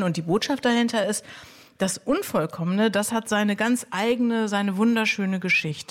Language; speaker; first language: German; native; German